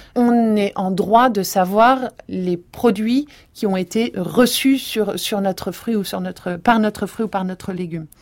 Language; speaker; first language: French; native; French